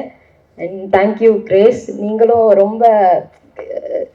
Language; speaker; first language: Tamil; non-native, learner; Malayalam